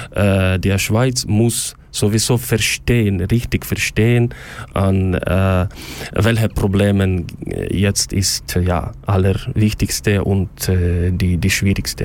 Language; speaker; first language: German; non-native, learner; Ukrainian